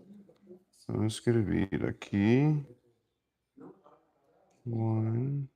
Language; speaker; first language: Portuguese; non-native, learner; Spanish